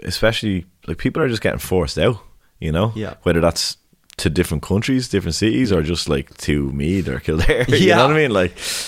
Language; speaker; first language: English; native; English